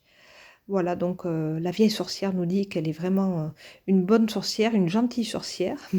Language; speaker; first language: French; native; French